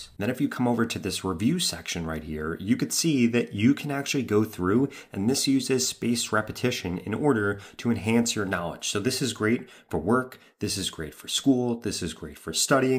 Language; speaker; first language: English; native; English